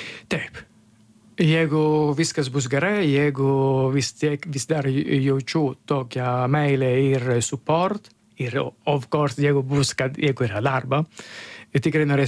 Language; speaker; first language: Lithuanian; non-native, learner; Italian